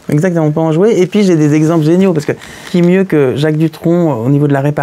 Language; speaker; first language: French; native; French